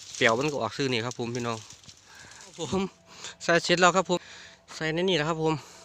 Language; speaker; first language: Thai; native; Thai